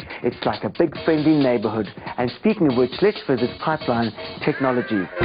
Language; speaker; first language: English; native; English